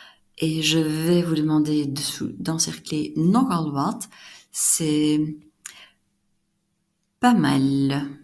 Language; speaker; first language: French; non-native, fluent; Dutch